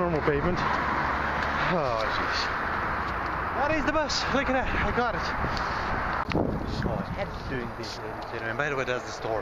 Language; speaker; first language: English; non-native, fluent; Bulgarian